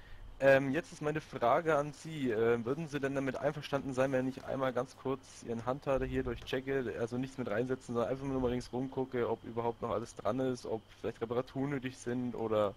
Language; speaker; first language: German; native; German